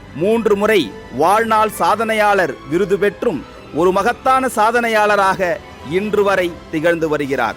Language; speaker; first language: Tamil; native; Tamil